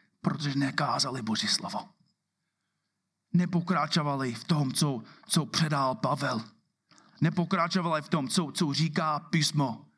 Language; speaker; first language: Czech; non-native, fluent; English